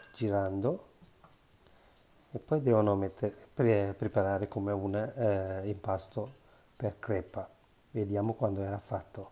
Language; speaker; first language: Italian; non-native, learner; Sinhala